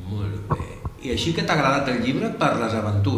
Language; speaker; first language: Catalan; native; Catalan